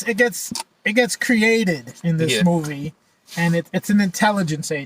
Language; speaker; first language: English; native; English